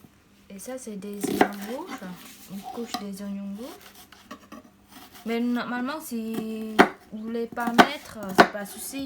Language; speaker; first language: French; non-native, learner; Khmer